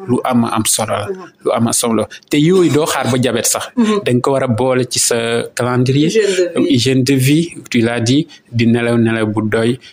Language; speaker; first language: Wolof; native; Wolof